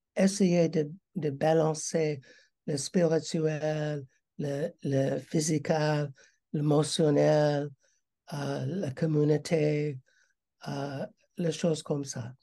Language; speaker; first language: French; non-native, learner; English